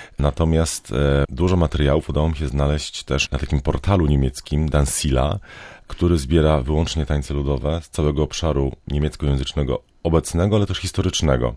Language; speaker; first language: Polish; native; Polish